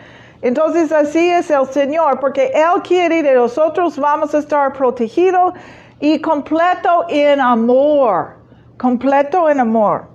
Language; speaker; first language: Spanish; non-native, fluent; English